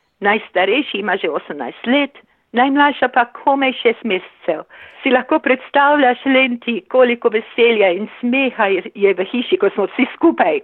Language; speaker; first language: Slovenian; early bilingual, heritage; Slovenian